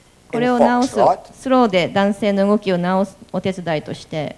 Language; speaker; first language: Japanese; native; Japanese